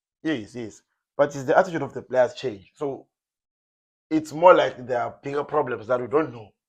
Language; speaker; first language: English; non-native, local second language; Zulu